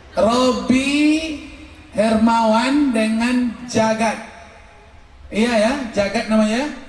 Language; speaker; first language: Malay; native; Malay